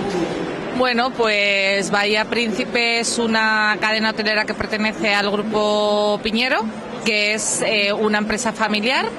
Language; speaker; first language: Spanish; native; Spanish